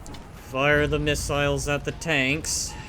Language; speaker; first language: English; native; English